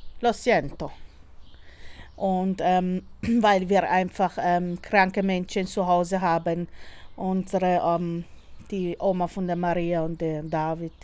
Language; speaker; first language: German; non-native, learner; Spanish